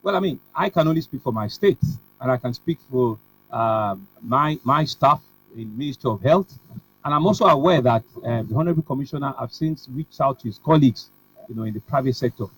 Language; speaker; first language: English; non-native, local second language; Yoruba